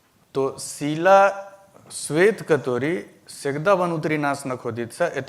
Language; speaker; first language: Russian; non-native, learner; Hindi